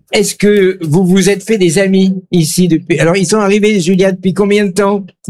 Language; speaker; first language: French; native; French